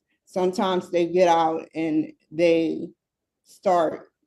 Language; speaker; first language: English; native; English